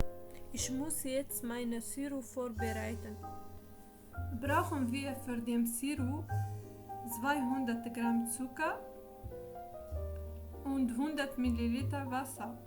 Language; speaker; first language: German; non-native, learner; Arabic